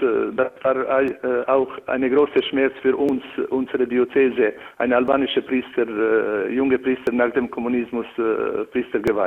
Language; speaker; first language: German; non-native, learner; Albanian